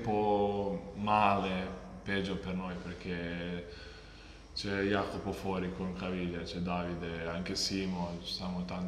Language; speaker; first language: Italian; non-native, fluent; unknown